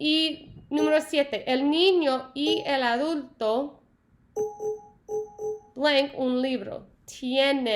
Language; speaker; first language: Spanish; non-native, learner; English